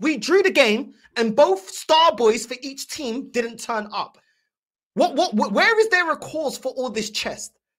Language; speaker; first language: English; early bilingual, other home language; Portuguese